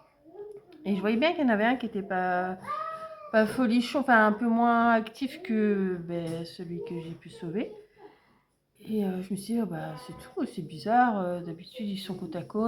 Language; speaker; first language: French; native; French